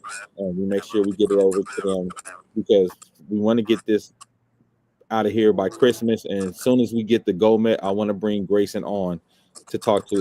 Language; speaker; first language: English; native; English